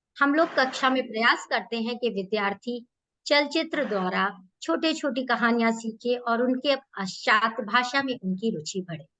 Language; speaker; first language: Hindi; native; Hindi